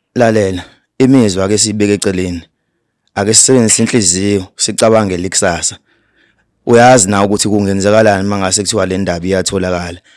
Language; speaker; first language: Zulu; native; Zulu